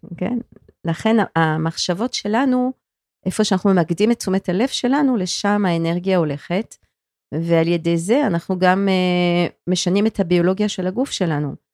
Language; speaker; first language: Hebrew; non-native, fluent; French